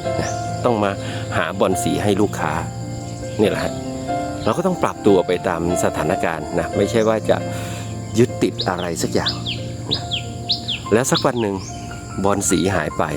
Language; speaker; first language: Thai; native; Thai